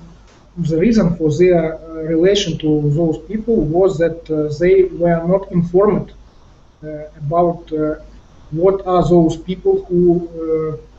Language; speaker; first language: English; non-native, fluent; Ukrainian